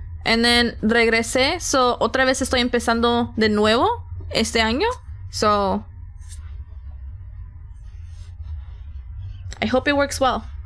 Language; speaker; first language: Spanish; early bilingual, heritage; Spanish